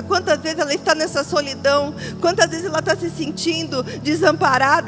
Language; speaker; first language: Portuguese; native; Portuguese